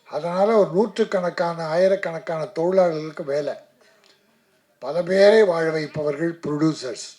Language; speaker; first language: Tamil; native; Tamil